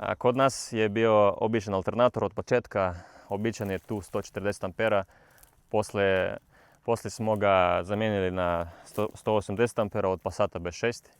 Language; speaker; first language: Bosnian; non-native, learner; Russian